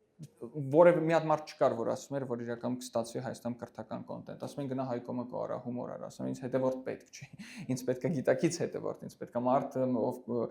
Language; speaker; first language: Armenian; early bilingual, heritage; Armenian